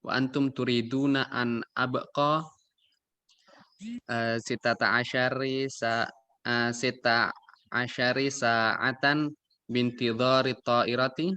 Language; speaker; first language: Arabic; non-native, learner; Indonesian